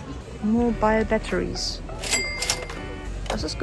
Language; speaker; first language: German; native; German